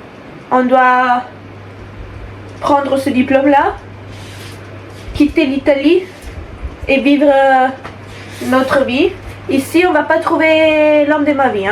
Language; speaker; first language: French; non-native, fluent; Italian